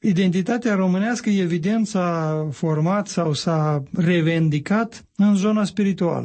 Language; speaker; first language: Romanian; native; Romanian